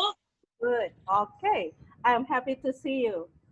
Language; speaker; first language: English; non-native, fluent; Thai